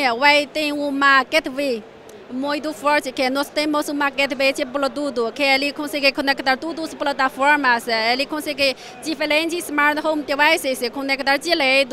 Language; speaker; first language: Portuguese; non-native, learner; Chinese